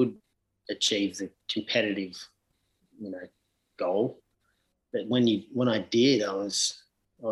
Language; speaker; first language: English; native; English